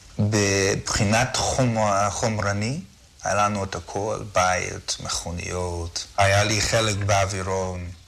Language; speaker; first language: Hebrew; non-native, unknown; English